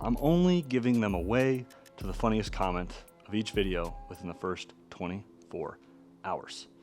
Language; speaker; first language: English; native; English